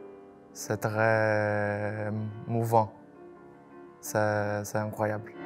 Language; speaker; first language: French; non-native, fluent; Portuguese